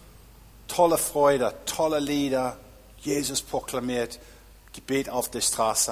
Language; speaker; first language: German; non-native, fluent; English